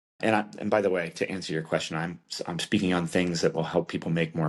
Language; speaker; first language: English; native; English